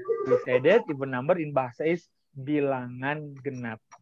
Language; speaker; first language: English; non-native, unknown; Indonesian